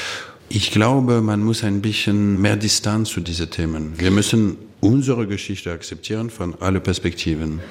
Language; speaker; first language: German; non-native, fluent; French